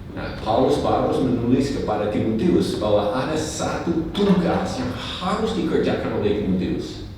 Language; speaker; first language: Indonesian; non-native, fluent; English